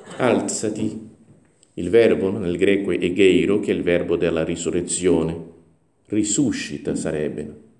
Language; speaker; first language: Italian; non-native, fluent; Portuguese